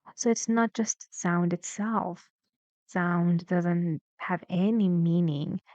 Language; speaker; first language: English; non-native, fluent; Persian